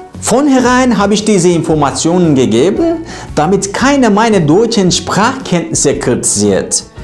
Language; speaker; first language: German; non-native, learner; Turkish